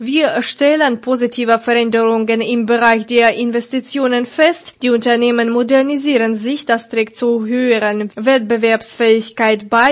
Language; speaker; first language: German; non-native, fluent; Russian